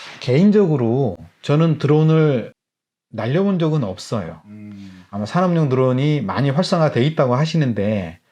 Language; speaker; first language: Korean; native; Korean